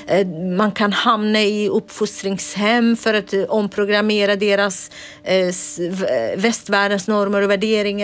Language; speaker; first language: Swedish; non-native, fluent; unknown